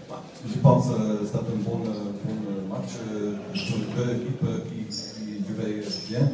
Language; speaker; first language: French; non-native, learner; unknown